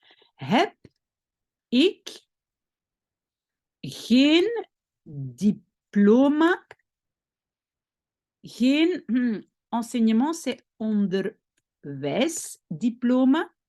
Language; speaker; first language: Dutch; non-native, local second language; French